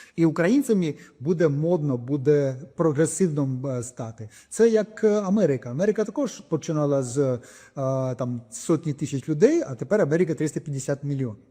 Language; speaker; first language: Ukrainian; early bilingual, heritage; Ukrainian